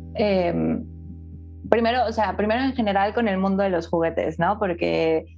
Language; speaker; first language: Spanish; native; Spanish